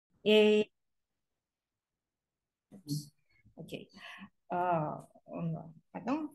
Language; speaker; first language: French; non-native, learner; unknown